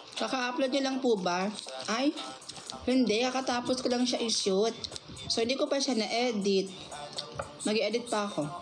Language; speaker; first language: Filipino; non-native, local second language; Cebuano